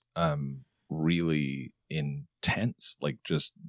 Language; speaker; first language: English; native; English